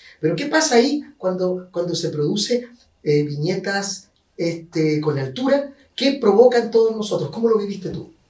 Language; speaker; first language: Spanish; native; Spanish